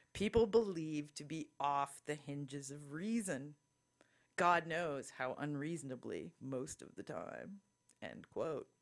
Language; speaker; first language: English; native; English